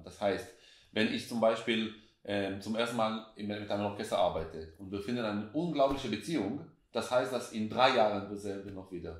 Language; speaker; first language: German; non-native, fluent; Hebrew